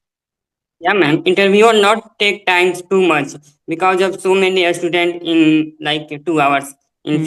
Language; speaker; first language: English; non-native, learner; Hindi